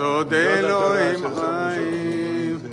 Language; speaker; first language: Hebrew; native; Hebrew